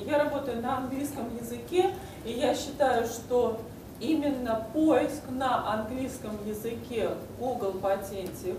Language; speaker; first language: Russian; native; Russian